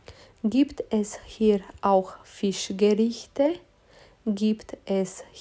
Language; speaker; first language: German; non-native, fluent; Romanian